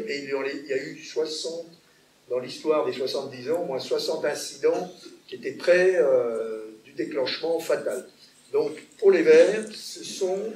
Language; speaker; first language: French; native; French